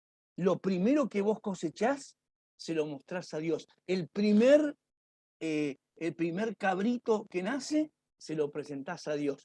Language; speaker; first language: Spanish; native; Spanish